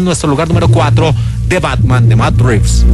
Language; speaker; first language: Spanish; native; Spanish